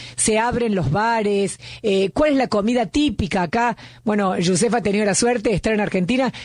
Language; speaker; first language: Spanish; native; Spanish